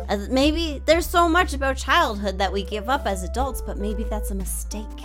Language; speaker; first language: English; native; English